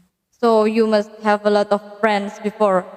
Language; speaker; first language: English; non-native, learner; Indonesian